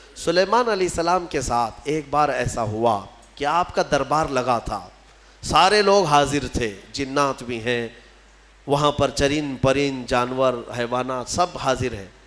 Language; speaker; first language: Urdu; native; Urdu